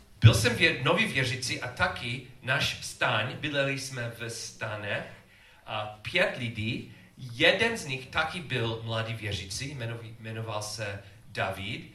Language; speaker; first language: Czech; non-native, learner; English